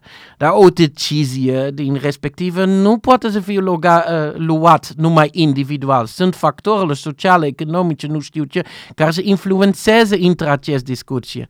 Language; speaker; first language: Romanian; non-native, learner; Dutch